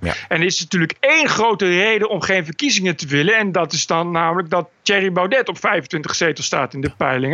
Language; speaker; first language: Dutch; native; Dutch